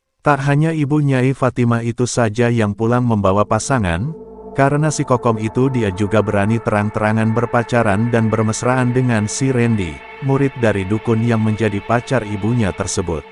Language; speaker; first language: Indonesian; native; Indonesian